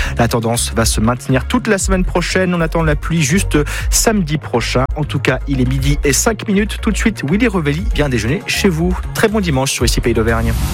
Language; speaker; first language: French; native; French